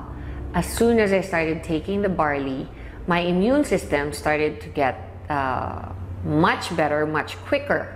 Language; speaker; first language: English; non-native, local second language; Filipino